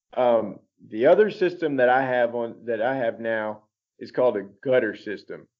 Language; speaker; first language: English; native; English